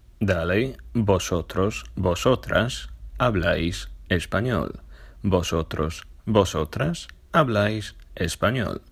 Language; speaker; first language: Spanish; non-native, fluent; Polish